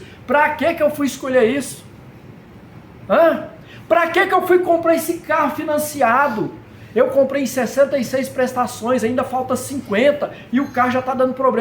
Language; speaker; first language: Portuguese; native; Portuguese